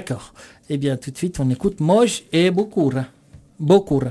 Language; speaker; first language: French; native; French